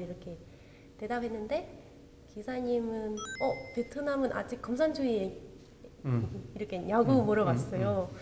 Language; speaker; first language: Korean; non-native, local second language; Vietnamese